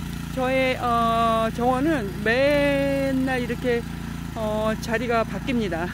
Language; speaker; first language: Korean; native; Korean